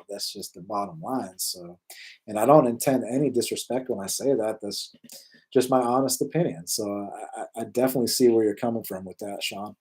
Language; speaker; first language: English; native; English